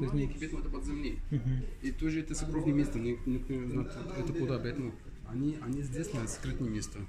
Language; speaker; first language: Russian; non-native, learner; Arabic